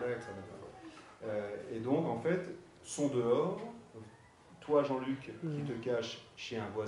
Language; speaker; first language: French; native; French